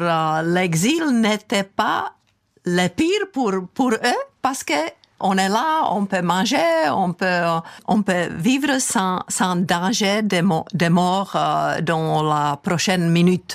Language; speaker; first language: French; non-native, fluent; Czech